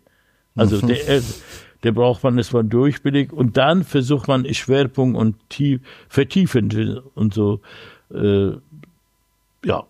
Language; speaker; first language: German; non-native, learner; Persian